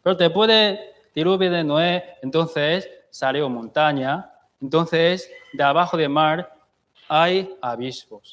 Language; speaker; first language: Spanish; non-native, fluent; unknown